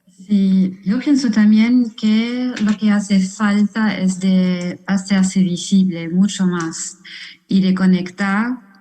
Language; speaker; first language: Spanish; non-native, fluent; German